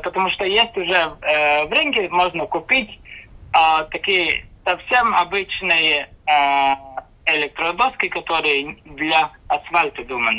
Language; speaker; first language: Russian; non-native, local second language; Latvian